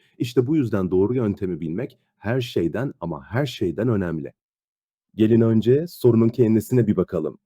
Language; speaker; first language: Turkish; native; Turkish